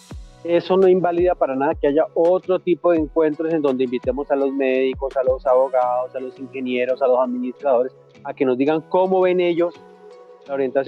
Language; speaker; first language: Spanish; native; Spanish